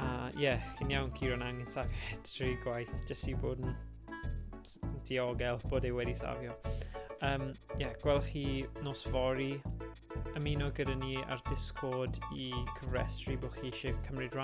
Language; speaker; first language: Welsh; native; Welsh